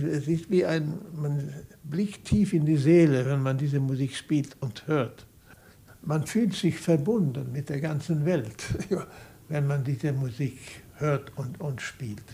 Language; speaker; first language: German; non-native, fluent; Swedish